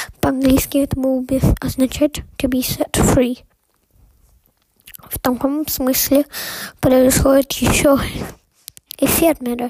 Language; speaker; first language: Russian; early bilingual, heritage; Russian